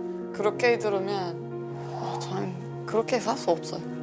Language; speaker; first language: Korean; non-native, learner; English